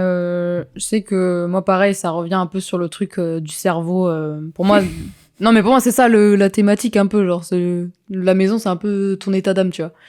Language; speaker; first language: French; native; French